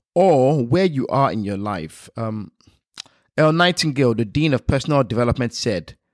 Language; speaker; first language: English; non-native, local second language; Yoruba